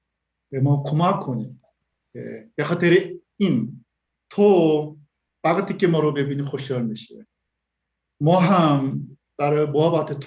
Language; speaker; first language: Persian; non-native, learner; Korean